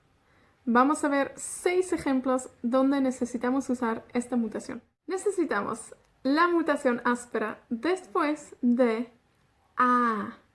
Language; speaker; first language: Spanish; non-native, fluent; Welsh